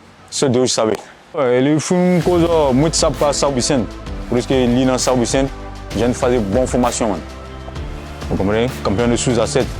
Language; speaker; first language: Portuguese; non-native, learner; French